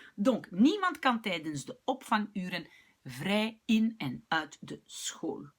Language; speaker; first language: Dutch; non-native, local second language; French